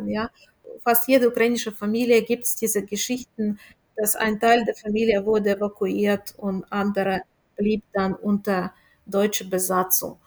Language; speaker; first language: German; non-native, fluent; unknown